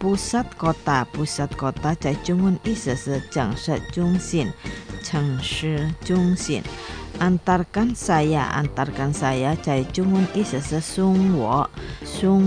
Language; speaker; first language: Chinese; non-native, learner; Indonesian